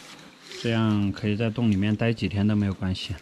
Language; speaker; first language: Chinese; native; Chinese